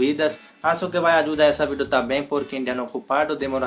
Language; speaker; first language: Portuguese; non-native, learner; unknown